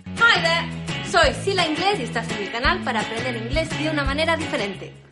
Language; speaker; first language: Spanish; native; Spanish